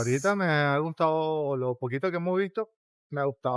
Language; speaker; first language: Spanish; native; Spanish